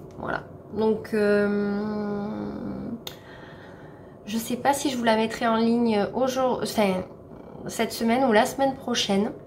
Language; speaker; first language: French; native; French